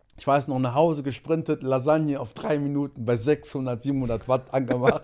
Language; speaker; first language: German; early bilingual, other home language; Portuguese